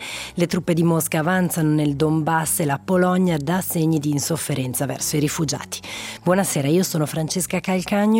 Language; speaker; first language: Italian; native; Italian